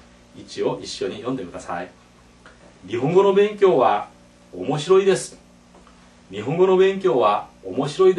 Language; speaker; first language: Japanese; non-native, fluent; Korean